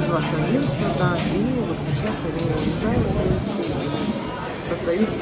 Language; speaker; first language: Russian; native; Russian